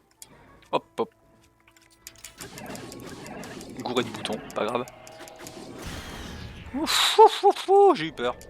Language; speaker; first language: French; native; French